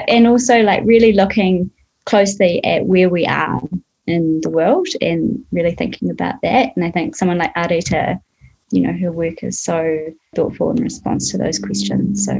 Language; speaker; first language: English; native; English